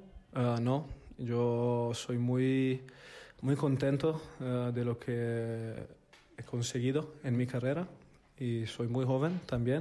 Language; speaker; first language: Spanish; non-native, learner; Italian